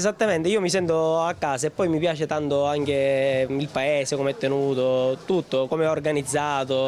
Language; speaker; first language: Italian; native; Italian